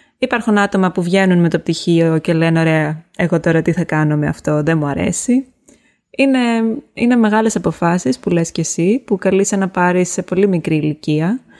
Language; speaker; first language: Greek; native; Greek